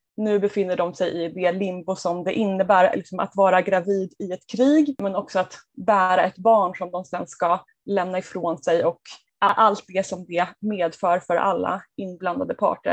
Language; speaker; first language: Swedish; native; Swedish